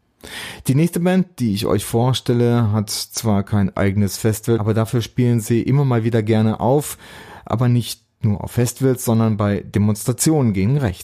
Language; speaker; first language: German; native; German